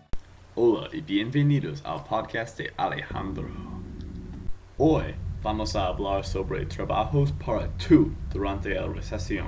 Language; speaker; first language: Spanish; non-native, learner; English